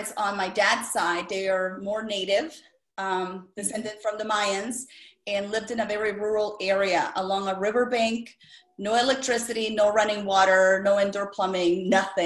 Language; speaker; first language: English; non-native, fluent; Spanish